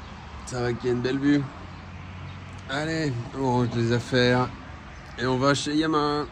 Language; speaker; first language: French; native; French